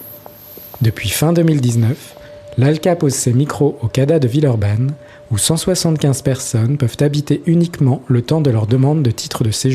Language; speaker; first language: French; native; French